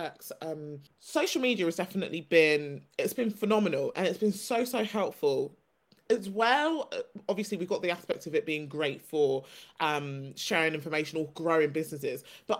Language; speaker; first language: English; native; English